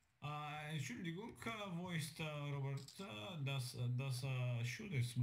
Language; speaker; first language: German; non-native, learner; Bulgarian